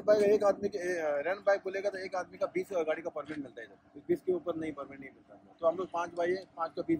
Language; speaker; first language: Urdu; non-native, local second language; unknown